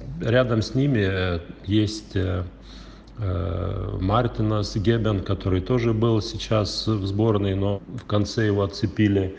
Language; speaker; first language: Russian; non-native, local second language; Lithuanian